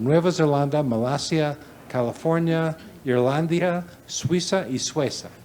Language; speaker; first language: Spanish; non-native, learner; English